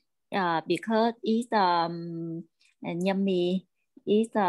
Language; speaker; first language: English; non-native, learner; Vietnamese